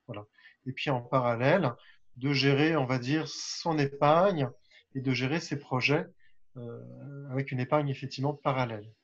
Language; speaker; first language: French; native; French